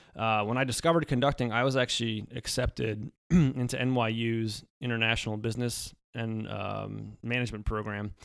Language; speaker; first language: English; early bilingual, other home language; Polish